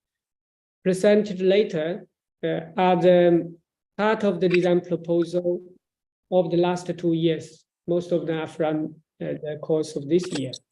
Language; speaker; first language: English; non-native, fluent; Chinese